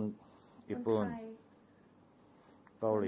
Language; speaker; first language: Thai; non-native, learner; Korean